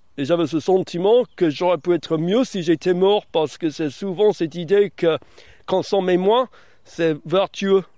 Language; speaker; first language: French; early bilingual, other home language; English